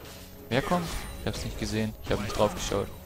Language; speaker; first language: German; native; German